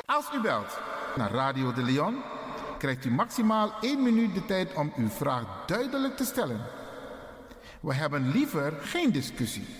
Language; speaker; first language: Dutch; native; Dutch